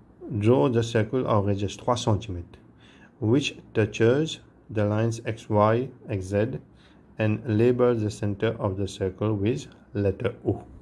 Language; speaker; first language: English; non-native, local second language; Morisyen